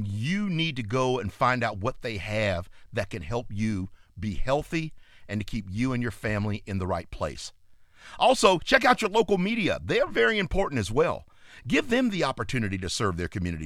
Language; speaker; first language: English; native; English